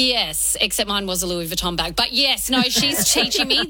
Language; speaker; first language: English; native; English